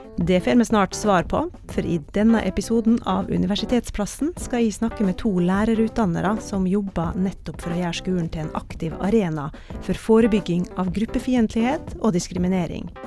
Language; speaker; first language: Norwegian; native; Norwegian